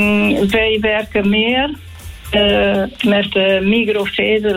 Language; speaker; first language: Dutch; non-native, learner; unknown